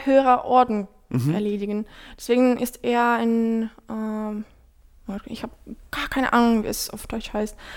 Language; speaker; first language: German; non-native, fluent; Ukrainian